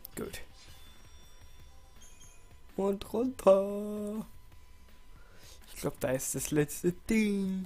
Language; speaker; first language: German; native; German